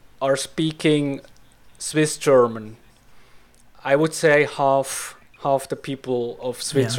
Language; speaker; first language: English; non-native, fluent; Swiss German